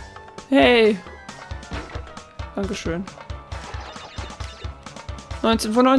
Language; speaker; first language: German; native; German